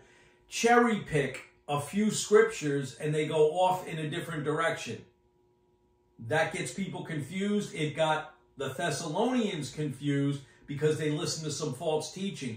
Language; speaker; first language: English; native; English